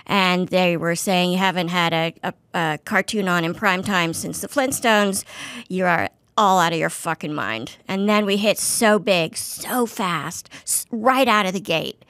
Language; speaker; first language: English; native; English